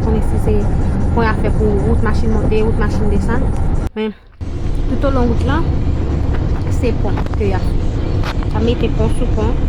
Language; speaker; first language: French; non-native, local second language; Haitian Creole